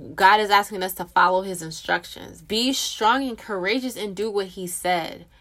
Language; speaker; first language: English; native; English